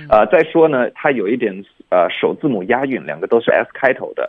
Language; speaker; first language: Chinese; native; Chinese